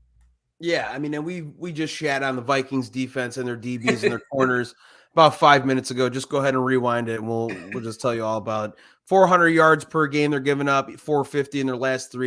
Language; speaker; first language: English; native; English